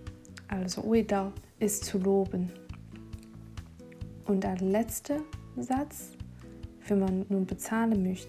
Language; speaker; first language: German; non-native, fluent; Chinese